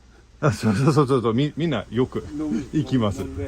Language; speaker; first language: Japanese; non-native, learner; English